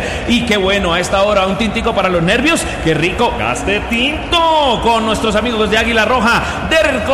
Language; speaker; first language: Spanish; native; Spanish